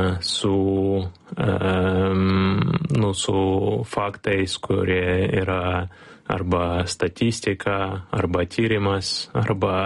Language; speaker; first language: Lithuanian; non-native, learner; Ukrainian